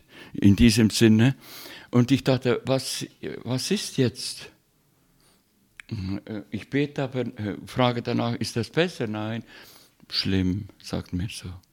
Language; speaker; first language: German; non-native, learner; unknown